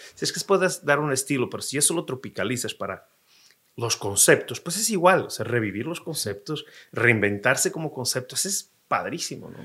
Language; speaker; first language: Spanish; non-native, fluent; Portuguese